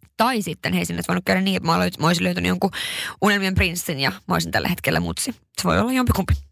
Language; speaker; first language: Finnish; early bilingual, heritage; Finnish